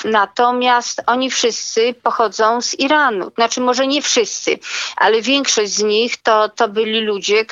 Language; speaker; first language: Polish; native; Polish